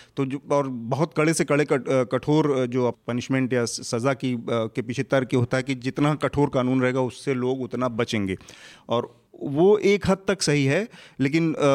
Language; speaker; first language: Hindi; native; Hindi